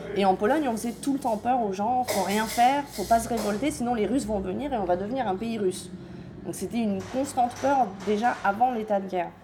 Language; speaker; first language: French; early bilingual, other home language; Polish